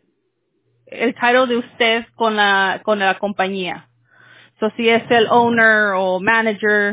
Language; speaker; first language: Spanish; early bilingual, heritage; Spanish